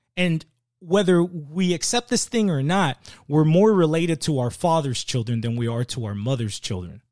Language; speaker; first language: English; early bilingual, other home language; Spanish